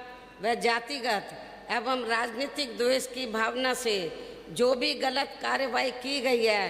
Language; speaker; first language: Hindi; native; Hindi